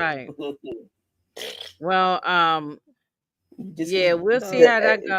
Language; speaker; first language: English; native; English